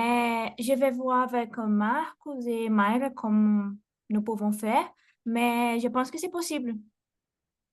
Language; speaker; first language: French; non-native, fluent; Portuguese